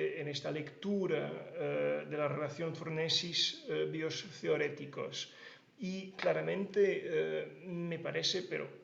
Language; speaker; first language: Spanish; non-native, fluent; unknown